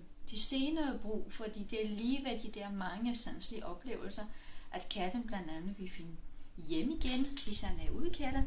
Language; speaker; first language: Danish; non-native, fluent; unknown